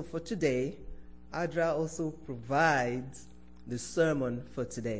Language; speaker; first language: English; non-native, local second language; Yoruba